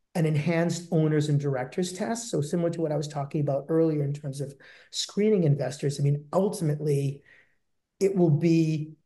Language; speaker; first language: English; native; English